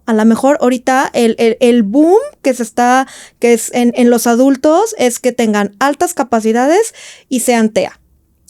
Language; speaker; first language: Spanish; native; Spanish